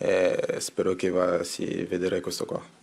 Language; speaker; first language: Italian; non-native, fluent; French